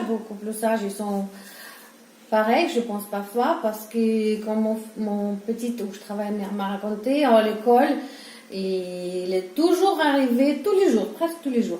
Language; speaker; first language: French; non-native, learner; Ukrainian